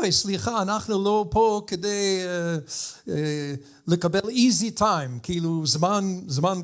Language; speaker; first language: Hebrew; non-native, fluent; English